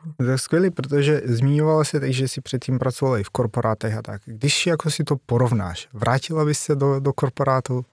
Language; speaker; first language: Czech; non-native, fluent; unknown